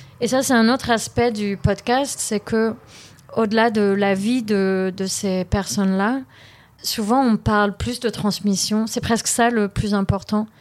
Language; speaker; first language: French; early bilingual, heritage; French